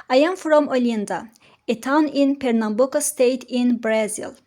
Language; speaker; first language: English; non-native, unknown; Azerbaijani